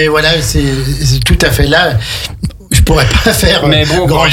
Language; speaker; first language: French; native; French